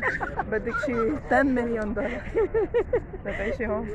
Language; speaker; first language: Arabic; native; Arabic